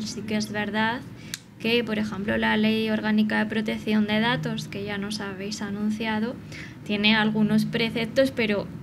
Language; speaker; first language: Spanish; native; Spanish